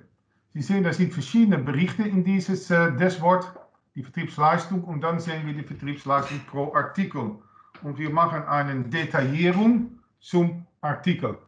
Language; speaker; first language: German; non-native, learner; Dutch